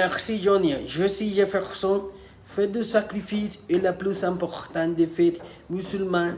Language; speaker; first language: French; non-native, learner; Spanish